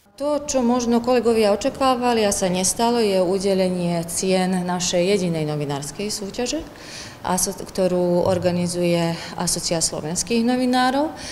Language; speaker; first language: Slovak; native; Slovak